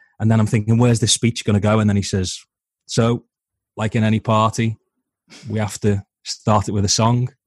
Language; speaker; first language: English; native; English